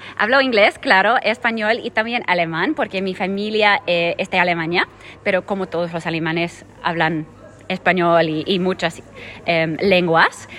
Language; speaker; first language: Spanish; non-native, fluent; German